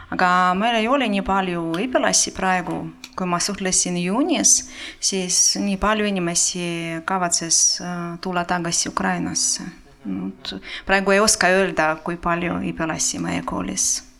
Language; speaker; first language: Estonian; non-native, fluent; Ukrainian